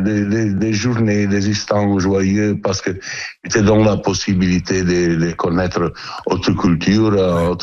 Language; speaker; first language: French; non-native, learner; Italian